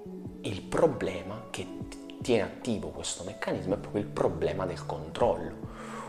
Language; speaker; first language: Italian; native; Italian